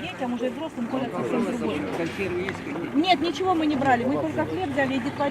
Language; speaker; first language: Russian; native; Russian